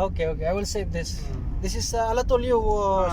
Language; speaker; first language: English; non-native, learner; Filipino